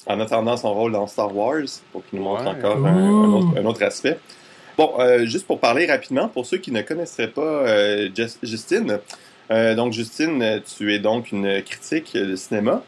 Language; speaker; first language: French; native; French